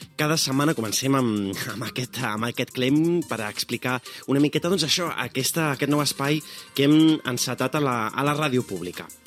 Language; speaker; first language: Catalan; early bilingual, other home language; Arabic